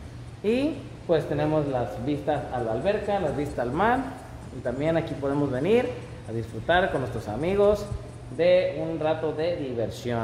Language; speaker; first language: Spanish; native; Spanish